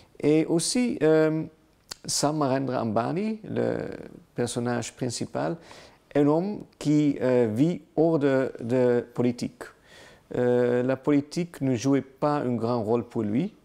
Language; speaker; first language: French; non-native, learner; Dutch